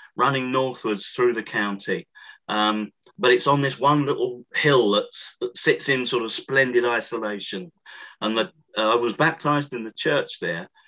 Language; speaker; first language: English; native; English